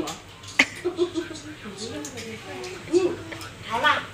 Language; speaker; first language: Chinese; native; Chinese